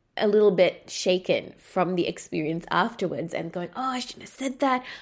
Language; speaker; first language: English; native; English